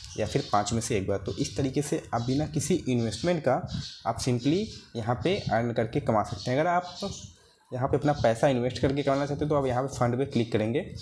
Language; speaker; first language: Hindi; native; Hindi